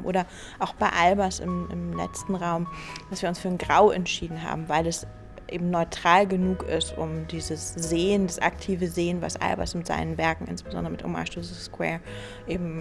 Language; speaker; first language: German; native; German